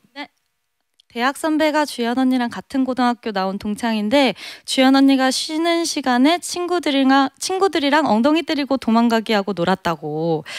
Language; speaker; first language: Korean; native; Korean